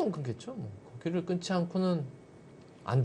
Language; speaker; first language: Korean; native; Korean